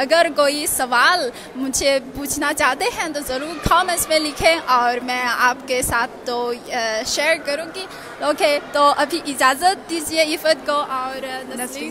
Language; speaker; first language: Hindi; non-native, learner; Chinese